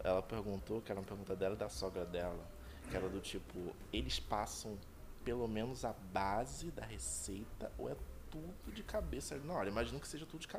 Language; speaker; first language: Portuguese; native; Portuguese